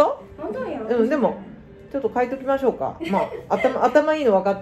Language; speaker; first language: Japanese; native; Japanese